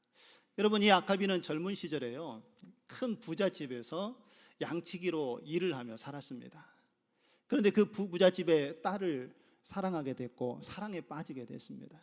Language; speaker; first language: Korean; native; Korean